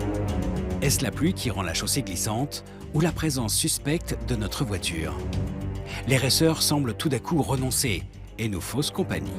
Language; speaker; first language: French; native; French